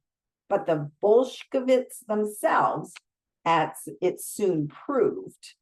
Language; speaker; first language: English; native; English